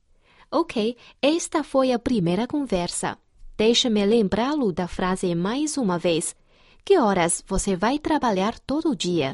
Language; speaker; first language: Portuguese; non-native, fluent; Chinese